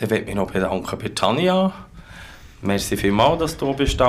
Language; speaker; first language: German; native; German